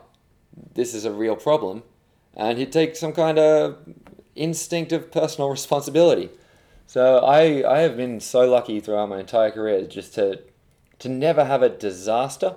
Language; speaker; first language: English; native; English